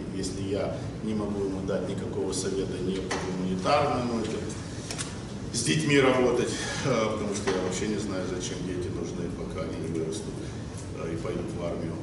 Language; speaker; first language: Russian; early bilingual, other home language; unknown